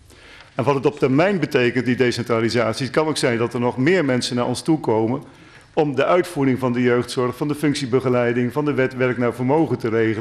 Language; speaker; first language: Dutch; native; Dutch